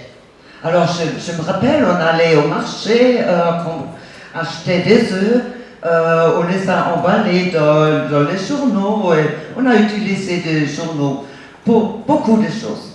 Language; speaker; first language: French; non-native, fluent; German